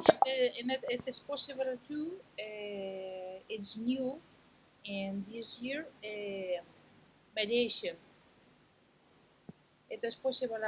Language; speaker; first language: English; non-native, learner; Spanish